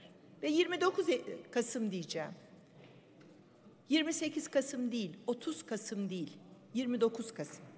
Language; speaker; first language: Turkish; native; Turkish